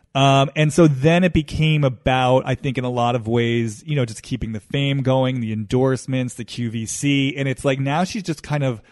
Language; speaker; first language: English; native; English